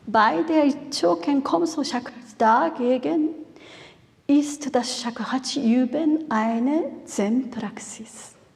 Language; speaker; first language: German; non-native, fluent; Japanese